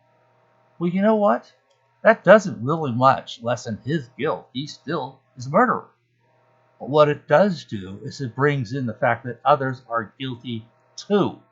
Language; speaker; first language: English; native; English